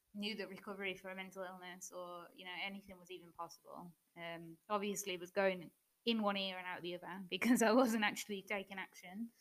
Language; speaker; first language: English; native; English